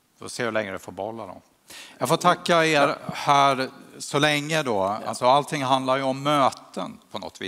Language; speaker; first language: Swedish; native; Swedish